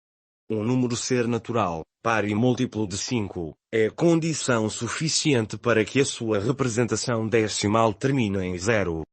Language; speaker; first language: Portuguese; native; Portuguese